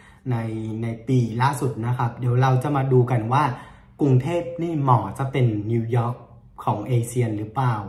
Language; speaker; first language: Thai; non-native, fluent; Vietnamese